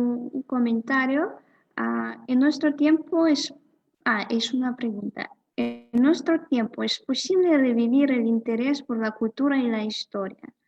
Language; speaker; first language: Spanish; non-native, fluent; Russian